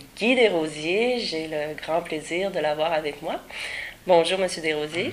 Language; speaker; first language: French; native; French